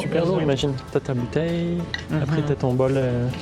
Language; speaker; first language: French; native; French